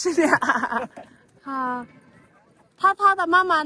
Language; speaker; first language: Chinese; non-native, learner; Vietnamese